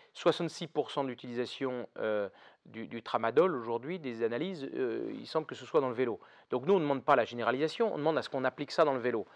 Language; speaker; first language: French; native; French